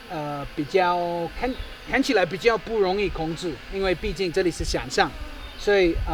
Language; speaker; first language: Chinese; non-native, fluent; English